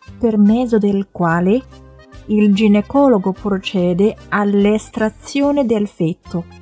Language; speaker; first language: Italian; non-native, fluent; Chinese